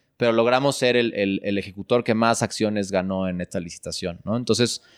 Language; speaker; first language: Spanish; native; Spanish